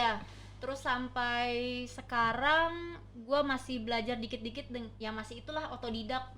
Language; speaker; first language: Indonesian; native; Indonesian